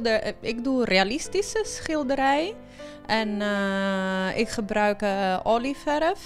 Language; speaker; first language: Dutch; early bilingual, heritage; Italian